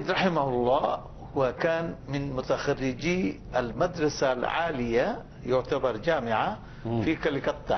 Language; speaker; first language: Arabic; non-native, fluent; Bangla